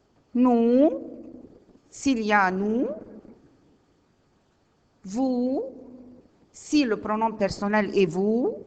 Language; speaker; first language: French; non-native, learner; Arabic